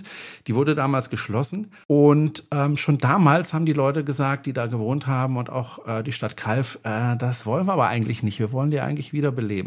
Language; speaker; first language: German; native; German